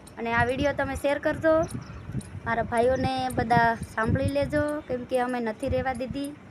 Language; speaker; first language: Gujarati; non-native, local second language; Bhili